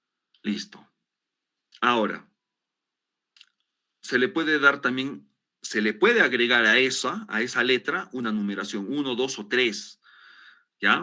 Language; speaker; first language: Spanish; native; Spanish